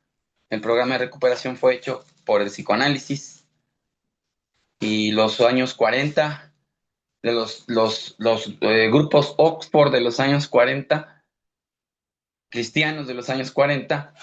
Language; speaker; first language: Spanish; native; Spanish